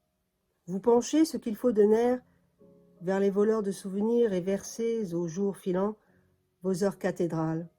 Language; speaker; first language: French; native; French